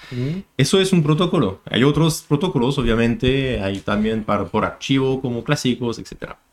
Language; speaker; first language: Spanish; non-native, fluent; French